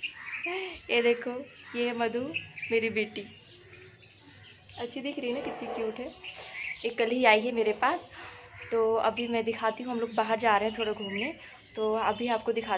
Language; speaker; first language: Hindi; native; Hindi